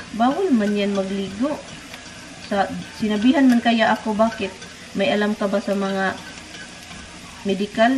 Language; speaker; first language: Filipino; native; Filipino